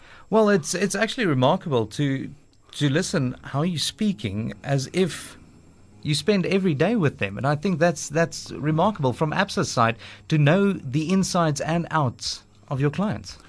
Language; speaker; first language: English; non-native, local second language; Afrikaans